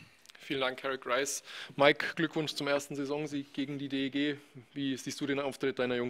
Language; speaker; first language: German; native; German